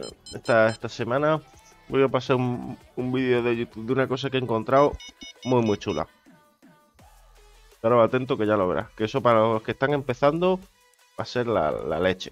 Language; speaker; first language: Spanish; native; Spanish